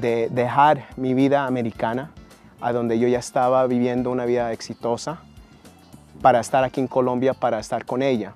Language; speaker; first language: Spanish; early bilingual, heritage; Spanish